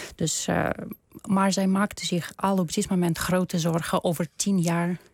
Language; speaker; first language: Dutch; non-native, fluent; Russian